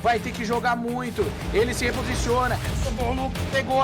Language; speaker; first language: Portuguese; native; Portuguese